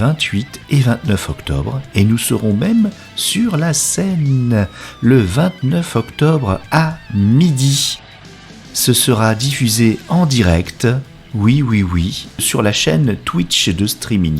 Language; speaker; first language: French; native; French